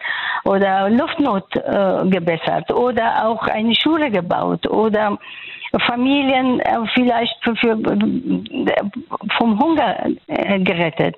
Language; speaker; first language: German; non-native, fluent; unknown